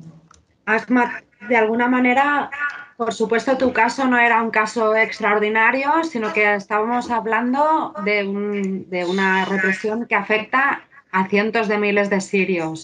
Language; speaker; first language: Spanish; native; Spanish